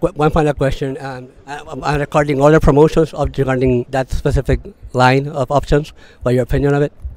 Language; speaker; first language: English; non-native, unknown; Spanish